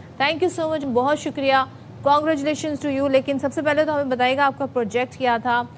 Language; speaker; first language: Urdu; native; Urdu